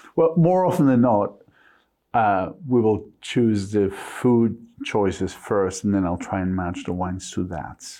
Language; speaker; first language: English; non-native, fluent; Spanish